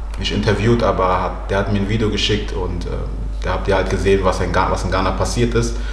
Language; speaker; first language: German; early bilingual, other home language; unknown